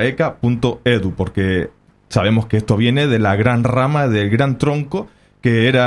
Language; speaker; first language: Spanish; native; Spanish